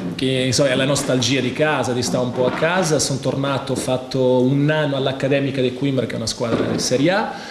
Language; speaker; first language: Italian; non-native, fluent; Portuguese